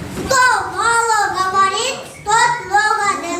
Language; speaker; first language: Russian; non-native, learner; Kyrgyz